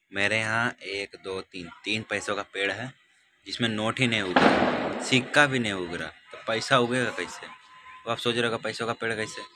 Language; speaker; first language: Hindi; native; Hindi